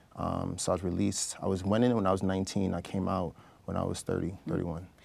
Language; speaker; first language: English; native; English